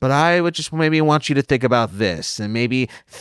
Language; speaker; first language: English; native; English